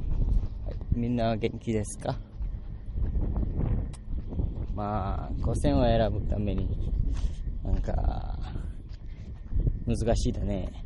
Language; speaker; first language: Japanese; non-native, learner; Malay